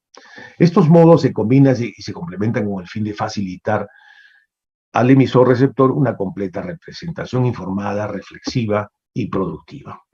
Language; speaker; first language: Spanish; native; Spanish